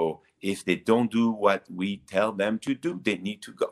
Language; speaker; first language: English; non-native, fluent; French